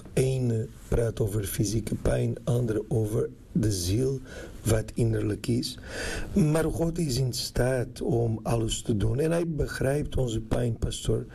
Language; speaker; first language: Dutch; non-native, fluent; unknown